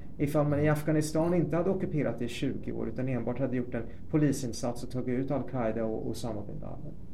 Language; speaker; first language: Swedish; early bilingual, other home language; Persian